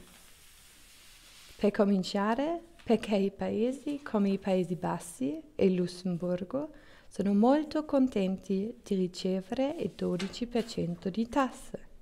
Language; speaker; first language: Italian; non-native, learner; German